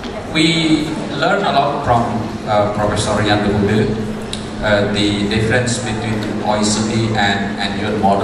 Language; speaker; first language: English; non-native, fluent; Indonesian